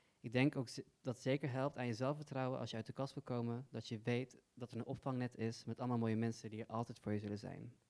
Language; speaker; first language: Dutch; early bilingual, other home language; Persian